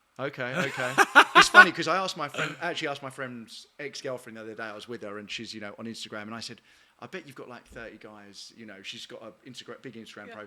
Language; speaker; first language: English; native; English